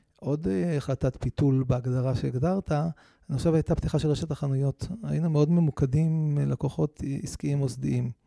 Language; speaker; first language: Hebrew; native; Hebrew